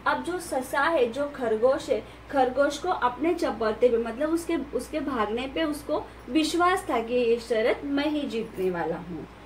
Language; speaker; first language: Hindi; non-native, local second language; Marathi